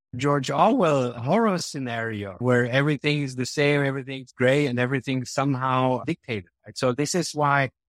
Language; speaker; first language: English; non-native, fluent; German